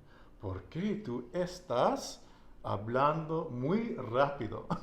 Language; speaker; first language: Spanish; non-native, learner; English